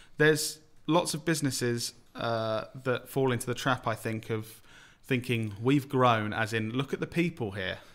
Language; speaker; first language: English; native; English